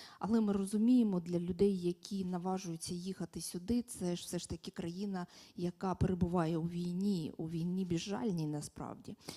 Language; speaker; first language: Ukrainian; native; Ukrainian